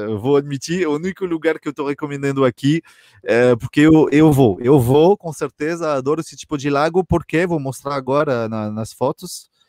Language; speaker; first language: Portuguese; non-native, fluent; French